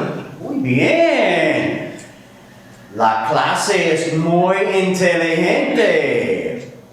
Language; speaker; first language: Spanish; non-native, fluent; English